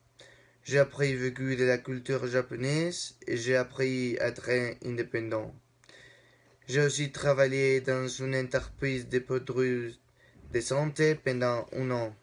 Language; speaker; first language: French; non-native, learner; Spanish